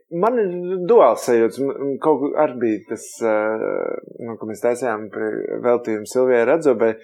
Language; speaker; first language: Latvian; native; Latvian